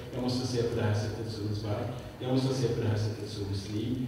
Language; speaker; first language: Swedish; non-native, fluent; Arabic